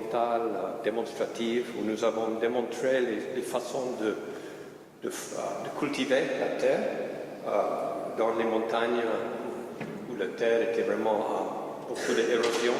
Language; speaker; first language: French; non-native, fluent; English